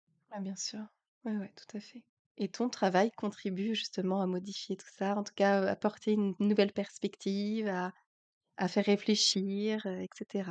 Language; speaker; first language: French; native; French